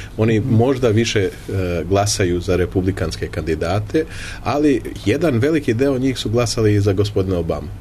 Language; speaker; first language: Serbian; early bilingual, heritage; Serbian